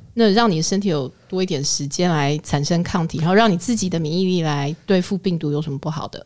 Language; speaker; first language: Chinese; native; Chinese